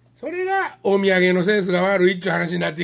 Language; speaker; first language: Japanese; native; Japanese